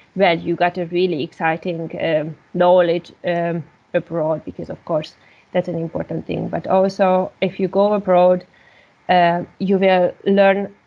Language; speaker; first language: English; non-native, fluent; Hungarian